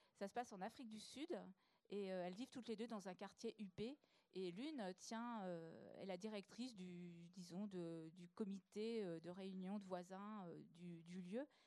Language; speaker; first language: French; native; French